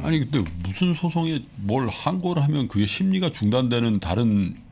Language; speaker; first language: Korean; native; Korean